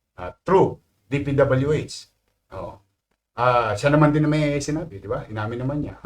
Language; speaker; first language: Filipino; native; Filipino